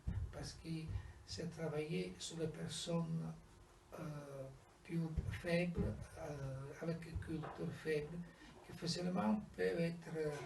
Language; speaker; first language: French; non-native, fluent; Italian